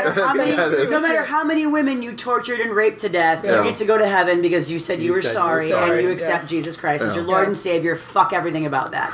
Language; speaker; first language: English; native; English